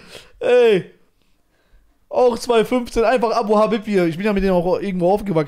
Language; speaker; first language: German; native; German